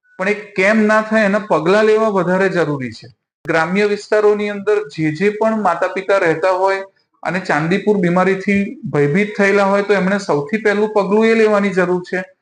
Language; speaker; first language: Gujarati; native; Gujarati